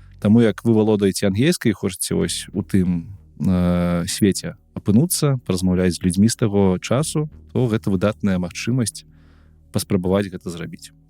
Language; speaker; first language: Belarusian; non-native, local second language; Russian